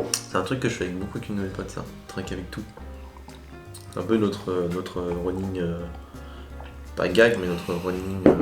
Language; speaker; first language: French; native; French